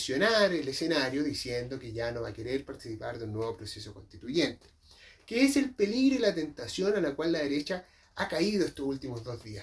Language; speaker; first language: Spanish; native; Spanish